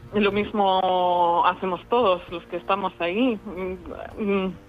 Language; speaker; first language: Spanish; non-native, fluent; Ukrainian